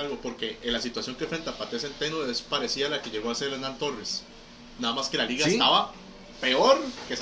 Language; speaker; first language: Spanish; native; Spanish